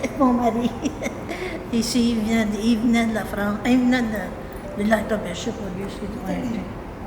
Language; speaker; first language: French; native; French